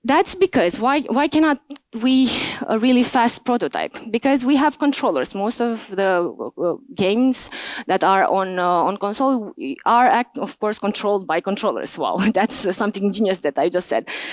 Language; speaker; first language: English; non-native, fluent; Romanian